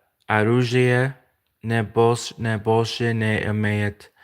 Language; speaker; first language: Russian; non-native, learner; English